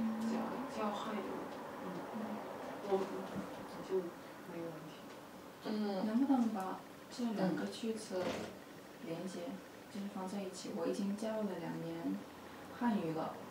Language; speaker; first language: Chinese; non-native, fluent; Russian